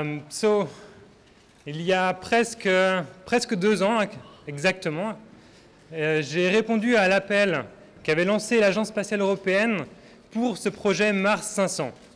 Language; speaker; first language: French; native; French